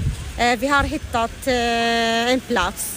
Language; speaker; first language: Swedish; non-native, learner; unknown